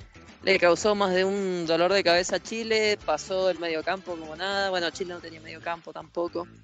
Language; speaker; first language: Spanish; native; Spanish